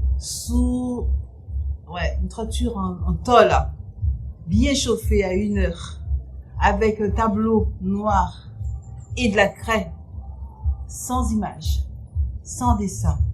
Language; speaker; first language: French; native; French